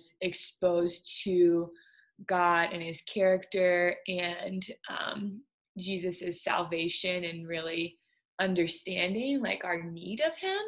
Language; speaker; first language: English; native; English